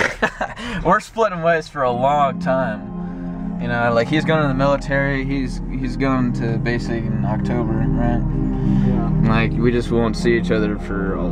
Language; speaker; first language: English; native; English